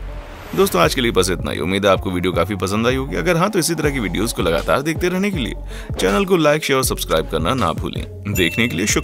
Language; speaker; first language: Hindi; native; Hindi